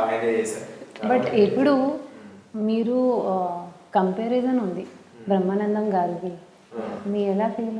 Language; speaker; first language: Telugu; non-native, learner; Hindi